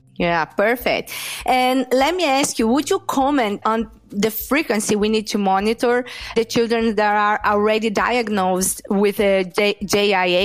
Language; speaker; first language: English; non-native, fluent; Portuguese